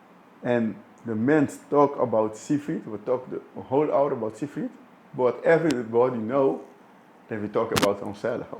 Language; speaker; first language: English; non-native, fluent; Dutch